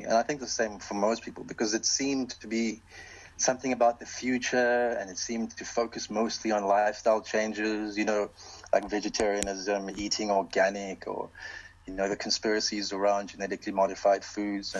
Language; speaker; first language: English; non-native, local second language; Xhosa